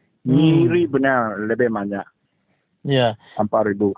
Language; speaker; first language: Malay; non-native, local second language; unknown